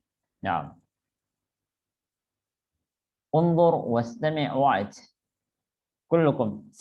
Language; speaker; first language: Arabic; non-native, fluent; Indonesian